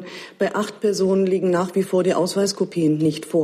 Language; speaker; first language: German; native; German